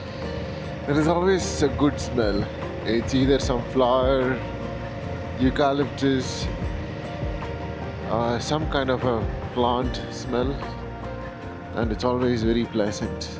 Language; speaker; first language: English; non-native, local second language; Malayalam